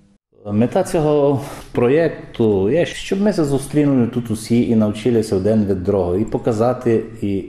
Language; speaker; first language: Ukrainian; early bilingual, heritage; Ukrainian